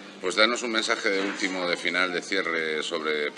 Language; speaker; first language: Spanish; native; Spanish